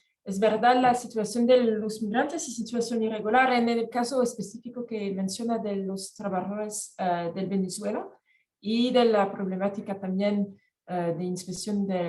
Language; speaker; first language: Spanish; non-native, fluent; French